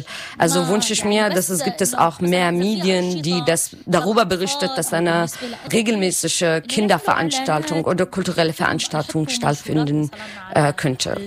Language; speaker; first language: German; non-native, learner; Arabic